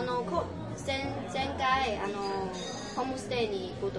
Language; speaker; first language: Japanese; non-native, learner; Chinese